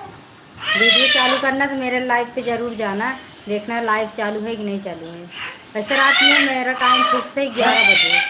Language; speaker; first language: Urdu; non-native, local second language; Awadhi